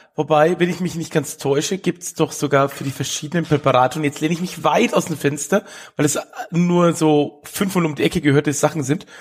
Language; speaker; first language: German; native; German